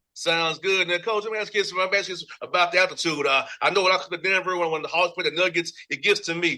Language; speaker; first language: English; native; English